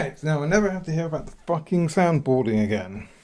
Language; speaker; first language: English; native; English